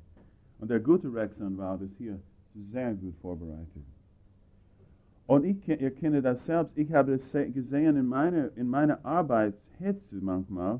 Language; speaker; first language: German; non-native, fluent; English